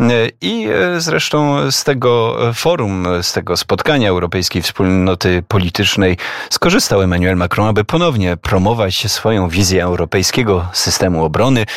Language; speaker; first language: Polish; native; Polish